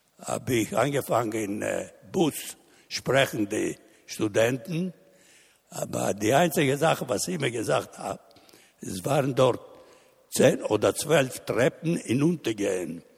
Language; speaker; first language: German; non-native, learner; Italian